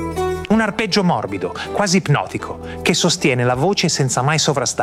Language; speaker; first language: Italian; native; Italian